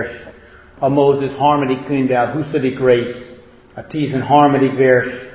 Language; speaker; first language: Hungarian; non-native, fluent; English